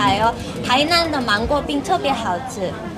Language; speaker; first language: Chinese; non-native, learner; Korean